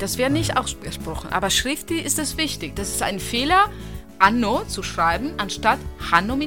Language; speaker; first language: German; non-native, local second language; Italian